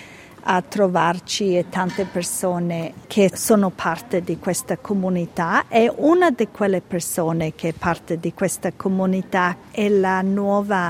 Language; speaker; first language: Italian; early bilingual, heritage; Italian